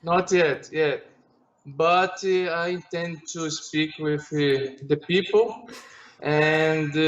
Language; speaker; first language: English; non-native, learner; Portuguese